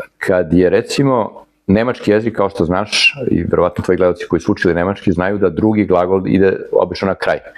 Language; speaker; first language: Serbian; native; Serbian